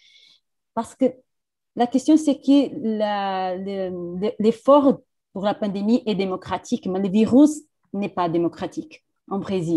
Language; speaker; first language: French; non-native, fluent; Portuguese